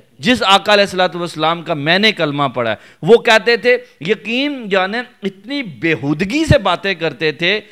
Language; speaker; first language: Urdu; non-native, local second language; Punjabi